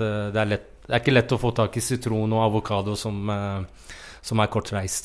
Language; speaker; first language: Norwegian; non-native, fluent; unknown